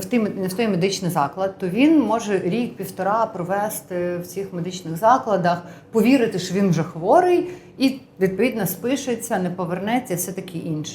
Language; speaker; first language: Ukrainian; native; Ukrainian